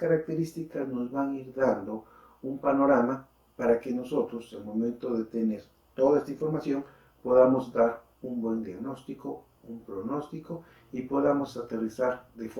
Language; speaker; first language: Spanish; native; Spanish